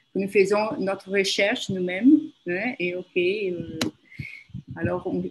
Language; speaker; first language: French; non-native, fluent; Portuguese